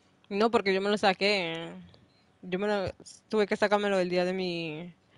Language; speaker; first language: Spanish; early bilingual, heritage; Spanish